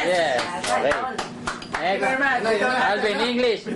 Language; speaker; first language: English; non-native, local second language; Filipino